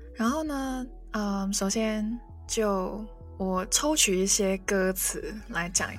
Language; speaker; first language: Chinese; non-native, local second language; Cantonese